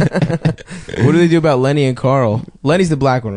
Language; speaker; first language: English; native; English